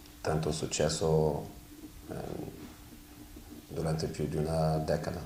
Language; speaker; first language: Italian; non-native, fluent; Portuguese